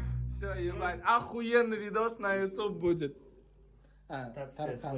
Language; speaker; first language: Russian; non-native, fluent; Turkmen